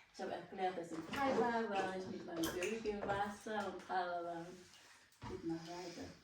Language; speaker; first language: German; non-native, learner; French